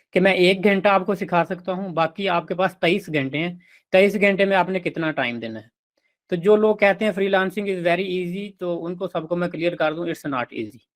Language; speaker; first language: Urdu; non-native, local second language; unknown